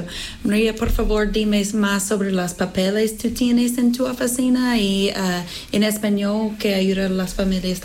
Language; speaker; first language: Spanish; non-native, learner; English